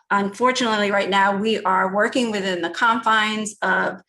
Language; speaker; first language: English; early bilingual, other home language; Spanish